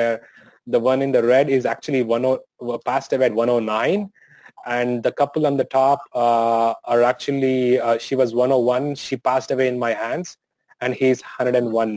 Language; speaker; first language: English; non-native, local second language; Telugu